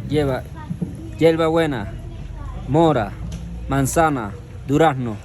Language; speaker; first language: Spanish; native; Spanish